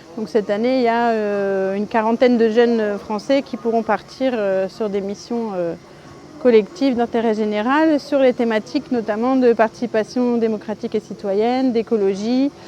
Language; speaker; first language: French; native; French